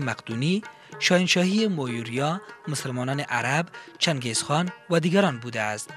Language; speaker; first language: Persian; native; Persian